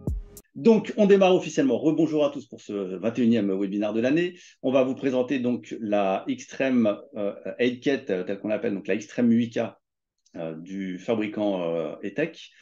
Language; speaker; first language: French; native; French